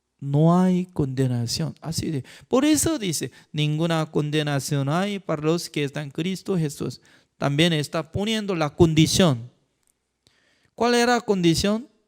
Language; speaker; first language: Spanish; non-native, fluent; Korean